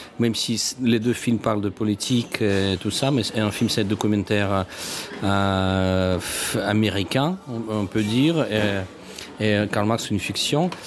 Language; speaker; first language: French; non-native, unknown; Russian